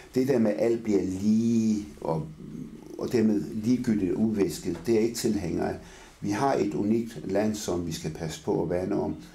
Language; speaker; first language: Danish; early bilingual, other home language; Arabic